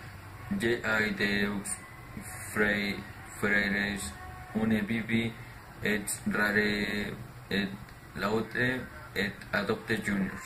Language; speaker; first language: French; non-native, learner; Spanish